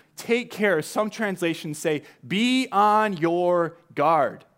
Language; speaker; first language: English; native; English